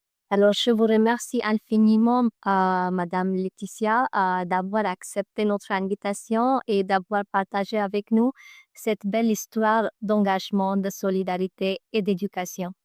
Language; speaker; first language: French; non-native, fluent; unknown